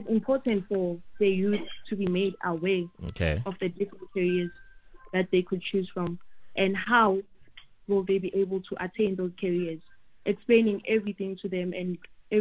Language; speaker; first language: English; non-native, local second language; Tswana